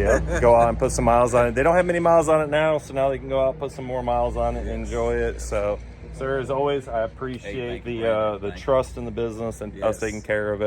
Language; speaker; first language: English; native; English